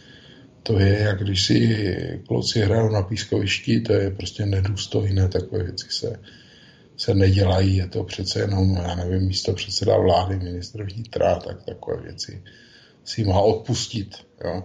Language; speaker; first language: Czech; native; Czech